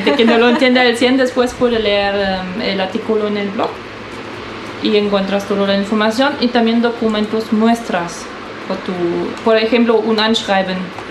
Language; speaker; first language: Spanish; non-native, fluent; German